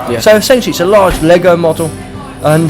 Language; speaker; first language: English; native; English